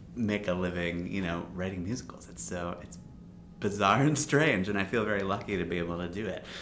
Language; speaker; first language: English; native; English